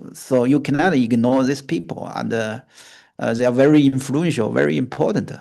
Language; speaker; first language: English; non-native, fluent; Chinese